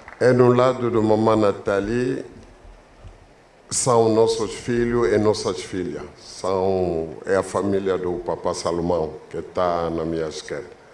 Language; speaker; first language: Portuguese; non-native, learner; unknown